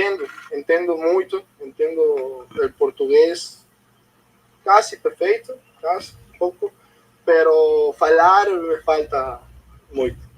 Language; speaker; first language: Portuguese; non-native, learner; Spanish